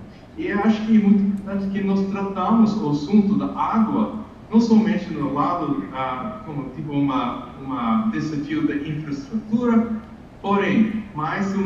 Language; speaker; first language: Portuguese; non-native, fluent; English